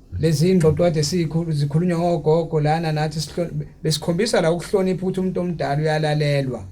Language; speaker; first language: Zulu; native; Zulu